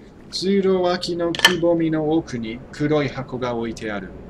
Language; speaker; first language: Japanese; non-native, fluent; English